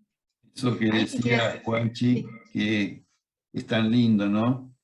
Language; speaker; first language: Spanish; native; Spanish